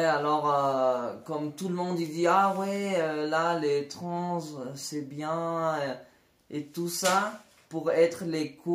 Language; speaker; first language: French; non-native, learner; Spanish